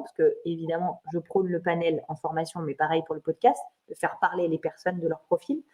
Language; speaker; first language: French; native; French